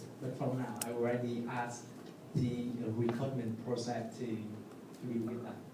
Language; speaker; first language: English; non-native, learner; Vietnamese